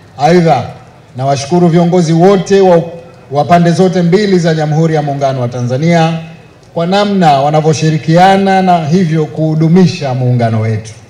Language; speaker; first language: Swahili; native; Swahili